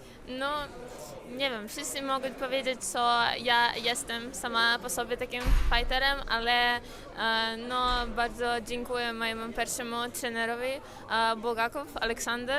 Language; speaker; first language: Polish; non-native, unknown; Ukrainian